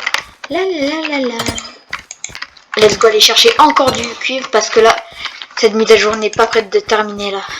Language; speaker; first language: French; native; French